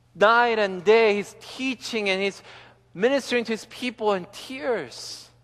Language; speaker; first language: English; early bilingual, other home language; Korean